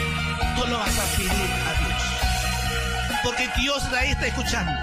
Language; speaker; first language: Spanish; native; Spanish